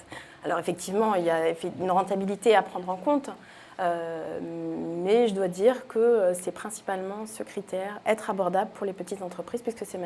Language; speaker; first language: French; native; French